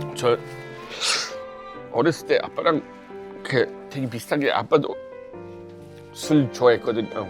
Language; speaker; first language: Korean; non-native, fluent; English